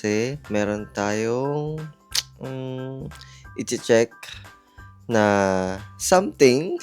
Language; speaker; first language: Filipino; native; Filipino